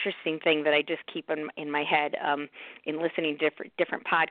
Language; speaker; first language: English; native; English